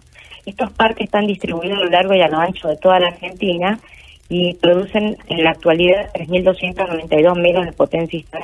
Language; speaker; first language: Spanish; native; Spanish